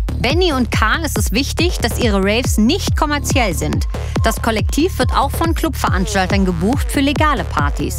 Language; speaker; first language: German; native; German